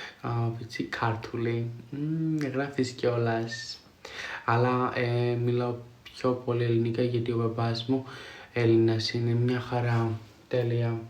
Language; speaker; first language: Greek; non-native, fluent; Georgian